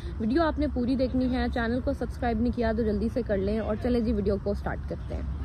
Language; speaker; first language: Urdu; native; Urdu